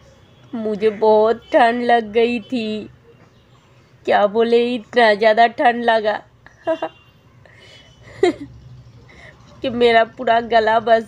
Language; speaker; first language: Hindi; non-native, local second language; Bangla